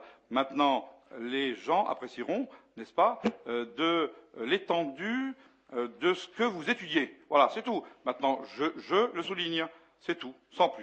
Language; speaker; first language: French; native; French